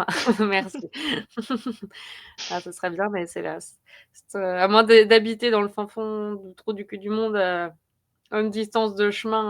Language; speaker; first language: French; native; French